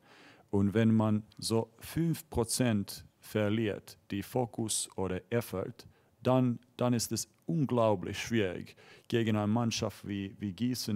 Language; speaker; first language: German; non-native, fluent; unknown